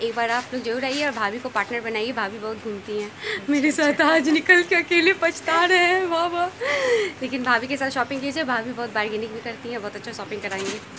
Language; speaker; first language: Hindi; native; Hindi